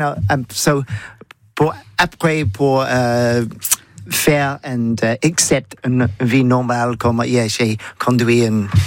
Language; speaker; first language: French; non-native, learner; English